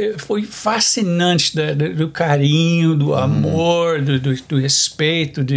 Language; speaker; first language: Portuguese; non-native, fluent; English